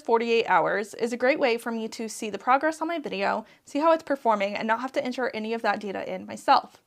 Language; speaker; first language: English; native; English